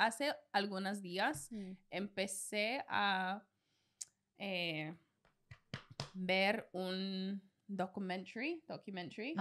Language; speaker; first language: Spanish; non-native, learner; English